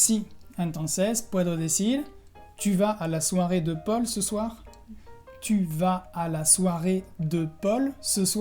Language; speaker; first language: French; non-native, fluent; Spanish